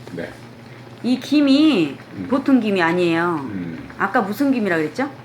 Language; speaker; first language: Korean; native; Korean